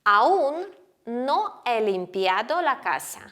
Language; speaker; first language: Spanish; non-native, fluent; Ukrainian